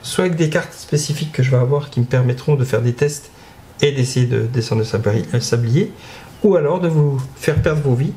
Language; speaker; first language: French; native; French